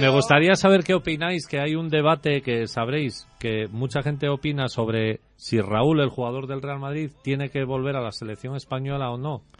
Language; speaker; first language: Spanish; native; Spanish